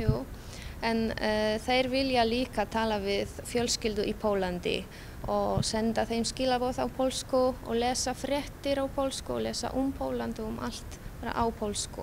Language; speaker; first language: Icelandic; non-native, fluent; Polish